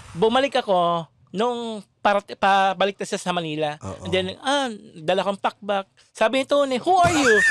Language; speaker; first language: Filipino; non-native, local second language; Cebuano